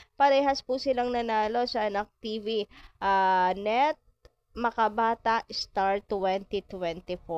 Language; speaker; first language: Filipino; non-native, local second language; Bikol